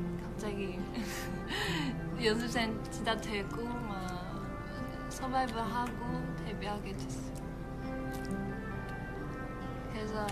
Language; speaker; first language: Korean; non-native, fluent; Chinese